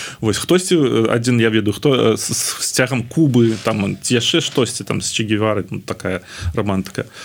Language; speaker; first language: Belarusian; non-native, local second language; Russian